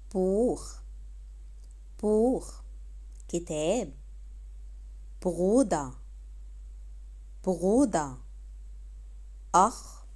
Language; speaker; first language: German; non-native, fluent; Arabic